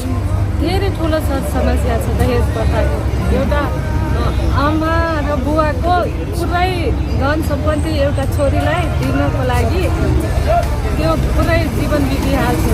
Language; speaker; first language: Nepali; non-native, local second language; Maithili